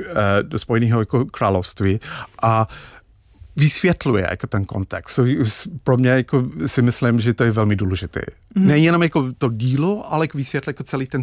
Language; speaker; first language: Czech; non-native, fluent; English